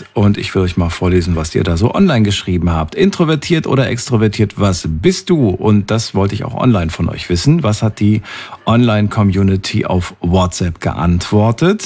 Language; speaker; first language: German; native; German